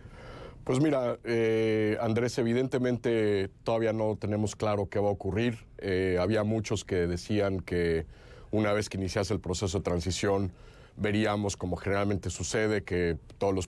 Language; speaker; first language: Spanish; native; Spanish